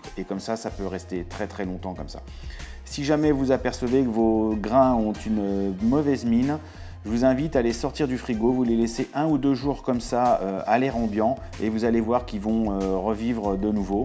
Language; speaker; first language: French; native; French